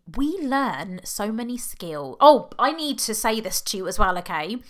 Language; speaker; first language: English; native; English